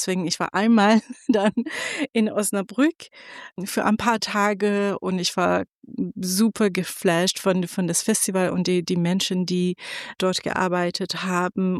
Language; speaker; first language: German; non-native, fluent; Persian